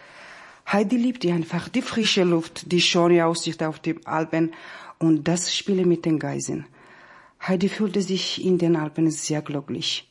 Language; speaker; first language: German; non-native, learner; Georgian